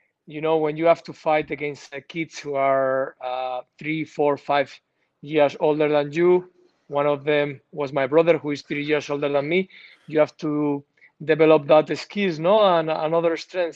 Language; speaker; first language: English; non-native, learner; Spanish